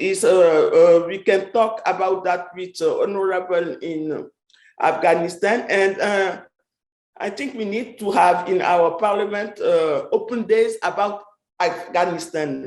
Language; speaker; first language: English; non-native, fluent; French